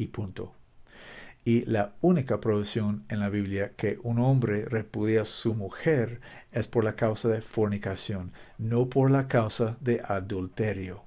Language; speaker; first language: Spanish; non-native, learner; English